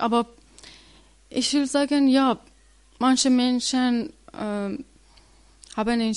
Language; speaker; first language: German; non-native, learner; Persian